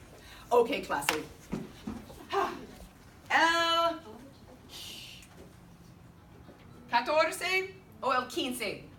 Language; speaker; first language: Spanish; non-native, fluent; English